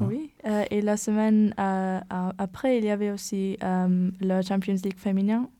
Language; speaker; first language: French; non-native, learner; German